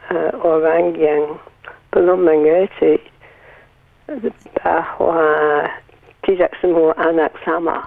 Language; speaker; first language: Indonesian; non-native, learner; English